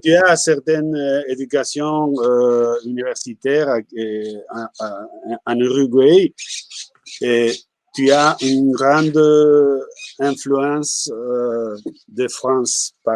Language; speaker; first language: French; non-native, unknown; Spanish